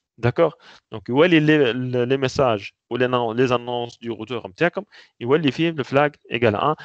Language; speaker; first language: French; non-native, local second language; Arabic